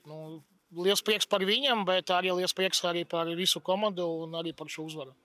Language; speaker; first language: Latvian; non-native, local second language; Russian